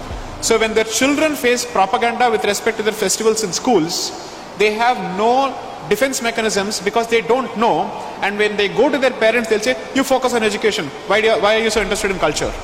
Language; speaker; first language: English; non-native, local second language; Tamil